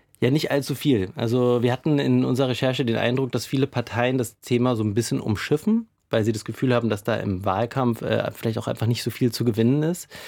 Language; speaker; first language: German; native; German